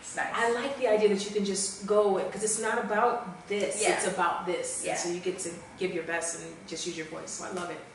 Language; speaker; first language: English; native; English